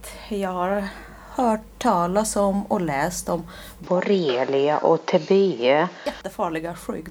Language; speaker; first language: Swedish; non-native, fluent; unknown